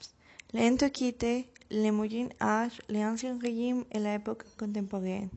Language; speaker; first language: French; non-native, learner; Spanish